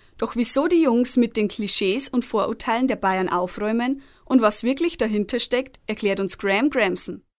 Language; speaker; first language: German; native; German